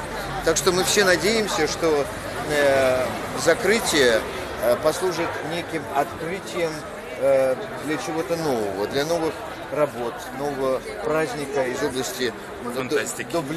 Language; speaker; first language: Russian; native; Russian